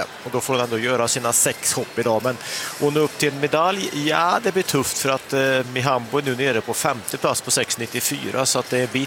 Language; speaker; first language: Swedish; native; Swedish